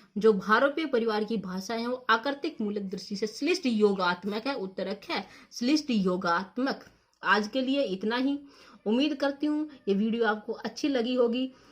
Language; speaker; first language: Hindi; native; Hindi